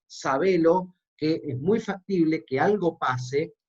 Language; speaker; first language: Spanish; native; Spanish